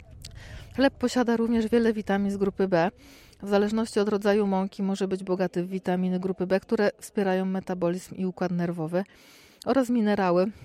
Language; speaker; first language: Polish; native; Polish